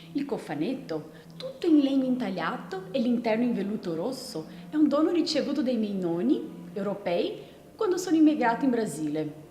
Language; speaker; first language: Italian; non-native, fluent; Portuguese